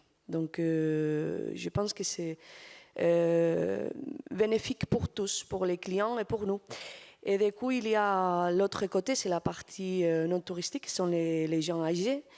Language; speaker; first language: French; non-native, fluent; Spanish